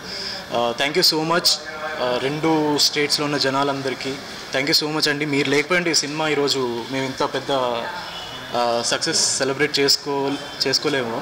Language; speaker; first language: Telugu; native; Telugu